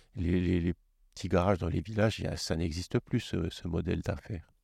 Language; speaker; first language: French; native; French